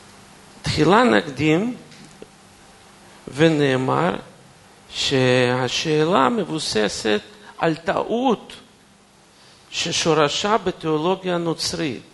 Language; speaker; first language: Hebrew; non-native, fluent; Russian